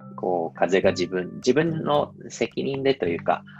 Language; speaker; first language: Japanese; native; Japanese